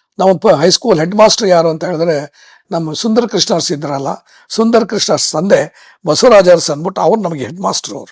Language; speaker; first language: Kannada; native; Kannada